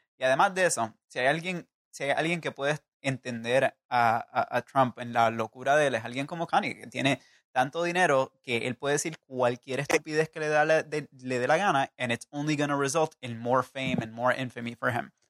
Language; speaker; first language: Spanish; native; Spanish